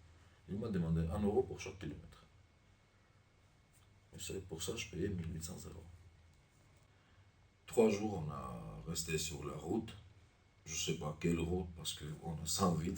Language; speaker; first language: French; non-native, learner; Armenian